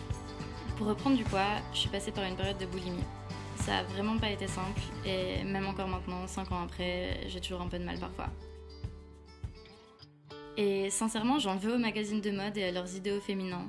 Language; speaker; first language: French; native; French